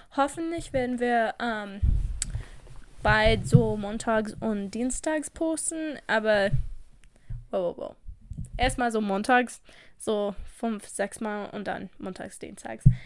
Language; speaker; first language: German; non-native, fluent; English